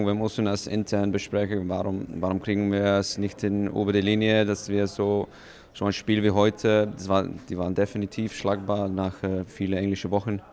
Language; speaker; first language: German; non-native, fluent; Icelandic